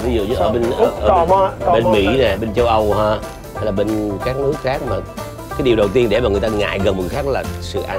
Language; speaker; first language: Vietnamese; native; Vietnamese